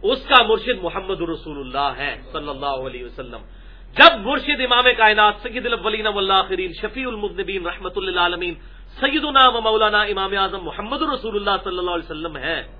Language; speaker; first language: Urdu; non-native, local second language; Punjabi